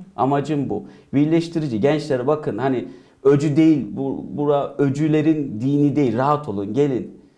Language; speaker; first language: Turkish; early bilingual, heritage; Turkish